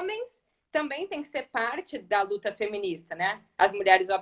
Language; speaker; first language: Portuguese; native; Portuguese